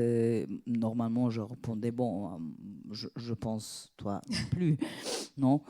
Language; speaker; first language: French; non-native, fluent; Italian